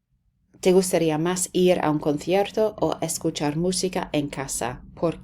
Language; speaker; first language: Spanish; non-native, fluent; English